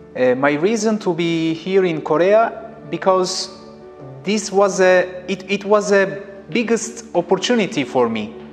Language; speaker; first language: English; non-native, fluent; Turkish